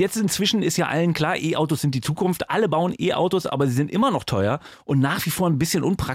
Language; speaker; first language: German; native; German